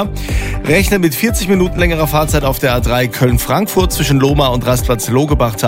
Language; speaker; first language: German; native; German